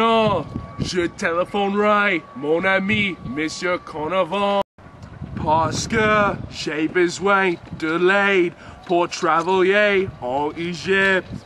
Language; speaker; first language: French; non-native, learner; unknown